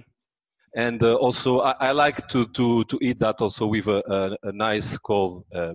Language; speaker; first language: English; non-native, fluent; French